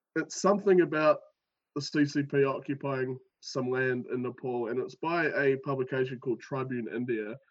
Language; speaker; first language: English; native; English